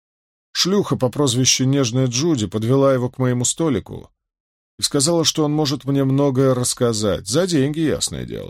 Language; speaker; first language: Russian; native; Russian